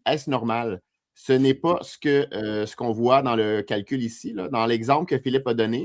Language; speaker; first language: French; native; French